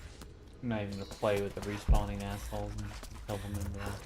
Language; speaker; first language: English; native; English